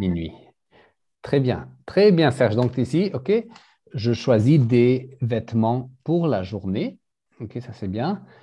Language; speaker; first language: French; non-native, learner; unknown